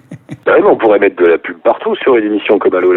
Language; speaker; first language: French; native; French